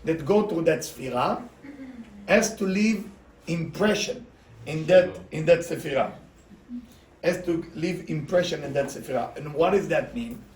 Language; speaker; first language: English; non-native, fluent; Hebrew